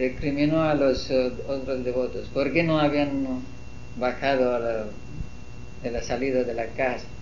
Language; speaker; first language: Spanish; non-native, fluent; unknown